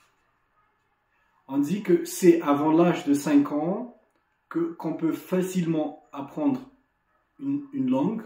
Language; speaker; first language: French; non-native, local second language; Malagasy